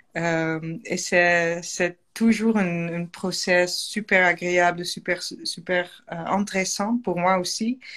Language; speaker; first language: French; non-native, learner; Dutch